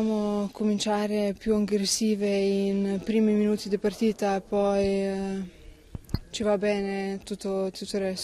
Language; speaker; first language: Italian; non-native, learner; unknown